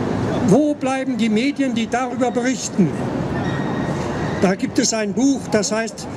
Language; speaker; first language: German; native; German